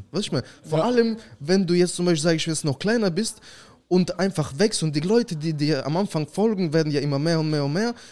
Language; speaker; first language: German; early bilingual, other home language; Russian